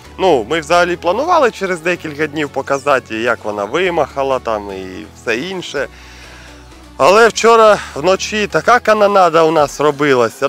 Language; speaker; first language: Ukrainian; non-native, local second language; Russian